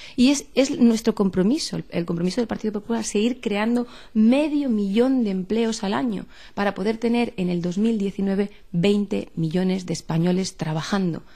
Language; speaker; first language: Spanish; native; Spanish